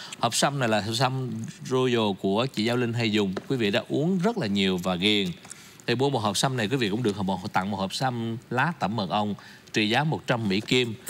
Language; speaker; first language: Vietnamese; native; Vietnamese